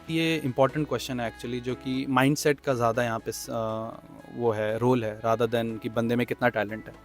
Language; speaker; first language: Hindi; native; Hindi